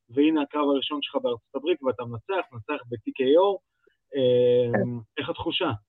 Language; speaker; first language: Hebrew; early bilingual, other home language; Russian